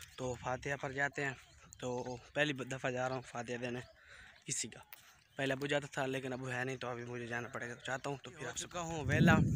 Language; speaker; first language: Urdu; non-native, local second language; Punjabi